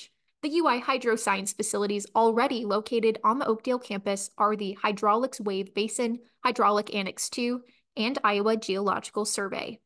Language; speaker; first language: English; native; English